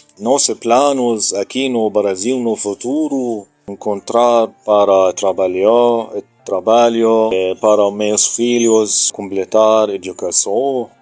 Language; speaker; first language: Portuguese; non-native, learner; Arabic